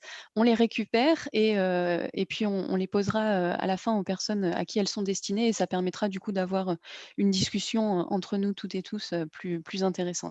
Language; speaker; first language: French; native; French